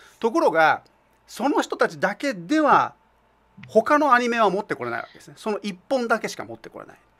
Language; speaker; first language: Japanese; native; Japanese